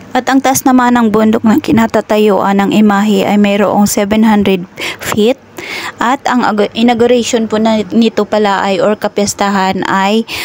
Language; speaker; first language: Filipino; non-native, local second language; Bikol